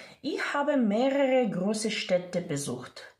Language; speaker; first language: German; non-native, fluent; Ukrainian